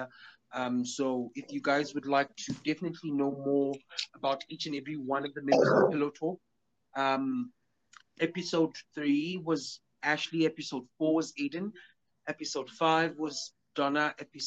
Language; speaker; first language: English; non-native, local second language; Zulu